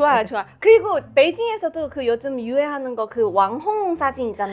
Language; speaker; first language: Korean; non-native, fluent; Chinese